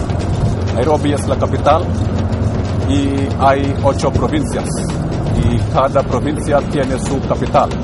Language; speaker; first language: Spanish; non-native, fluent; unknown